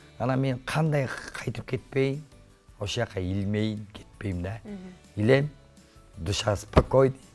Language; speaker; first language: Kyrgyz; native; Kyrgyz